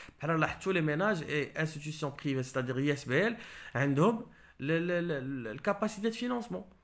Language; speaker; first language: French; non-native, local second language; Arabic